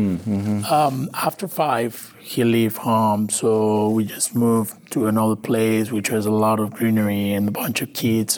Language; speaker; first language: English; non-native, fluent; Spanish